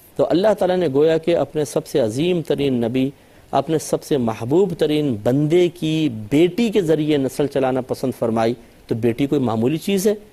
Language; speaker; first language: Urdu; native; Urdu